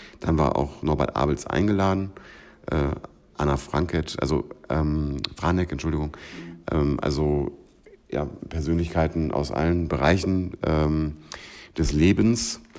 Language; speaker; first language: German; native; German